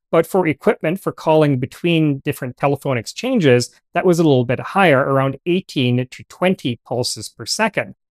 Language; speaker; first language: English; native; English